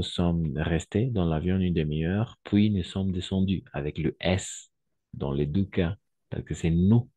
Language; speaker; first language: French; non-native, fluent; Spanish